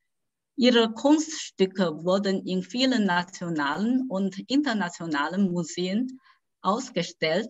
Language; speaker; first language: German; non-native, fluent; Chinese